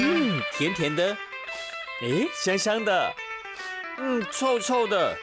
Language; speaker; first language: Chinese; native; Chinese